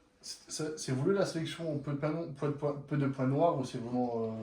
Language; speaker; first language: French; native; French